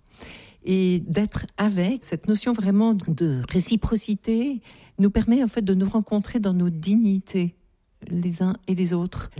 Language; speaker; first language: French; native; French